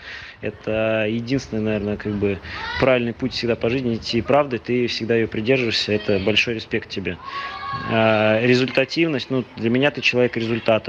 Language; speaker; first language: Russian; native; Russian